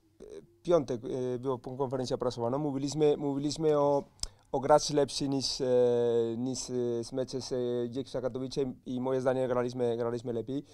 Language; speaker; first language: Polish; non-native, learner; Spanish